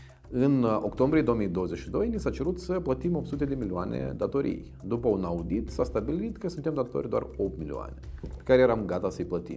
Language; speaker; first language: Romanian; native; Romanian